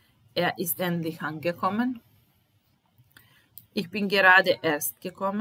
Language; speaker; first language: German; non-native, fluent; Italian